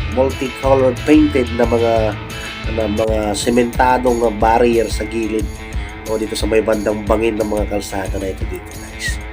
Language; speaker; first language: Filipino; non-native, local second language; Waray